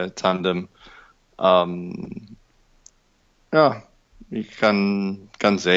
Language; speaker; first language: German; non-native, learner; English